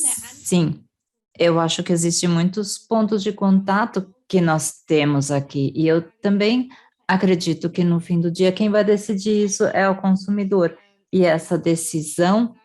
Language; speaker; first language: Portuguese; non-native, fluent; German